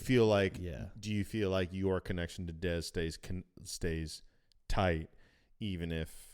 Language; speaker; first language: English; native; English